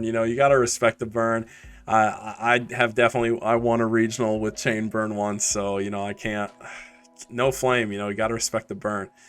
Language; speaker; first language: English; native; English